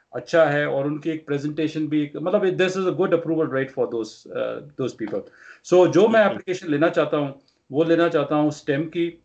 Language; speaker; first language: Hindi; non-native, local second language; Punjabi